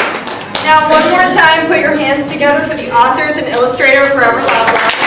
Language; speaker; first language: English; native; English